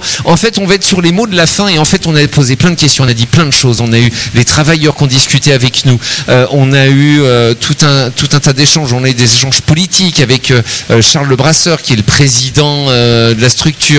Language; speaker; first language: French; native; French